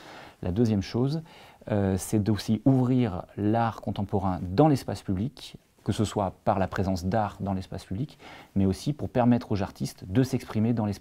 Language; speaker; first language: French; native; French